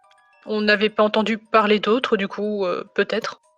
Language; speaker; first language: French; native; French